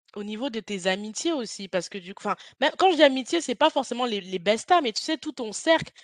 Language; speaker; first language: French; native; French